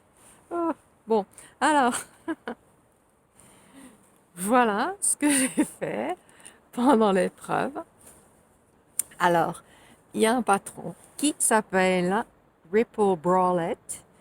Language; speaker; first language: French; non-native, fluent; Finnish